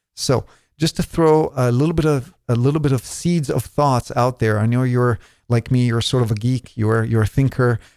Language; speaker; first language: English; non-native, fluent; Hebrew